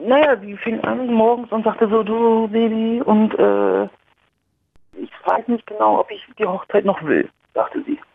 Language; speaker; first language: German; native; German